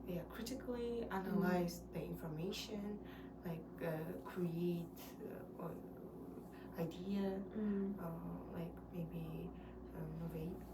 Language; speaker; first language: English; non-native, learner; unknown